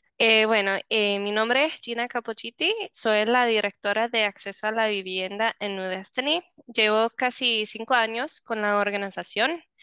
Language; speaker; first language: Spanish; non-native, fluent; English